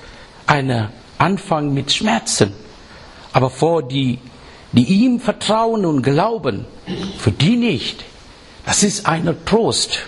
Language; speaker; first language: German; non-native, learner; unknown